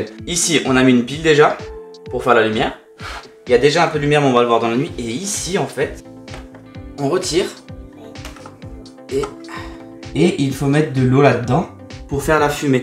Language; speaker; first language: French; native; French